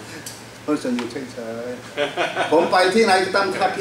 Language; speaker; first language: Thai; non-native, fluent; Korean